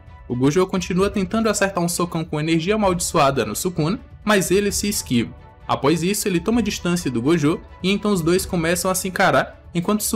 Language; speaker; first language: Portuguese; native; Portuguese